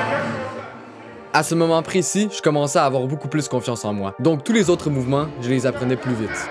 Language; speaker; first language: French; native; French